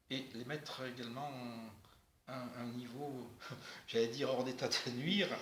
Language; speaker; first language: French; native; French